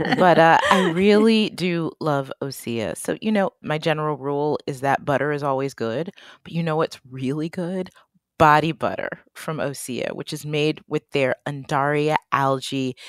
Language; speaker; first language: English; native; English